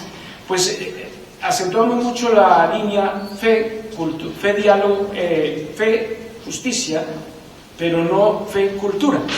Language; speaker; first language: Spanish; native; Spanish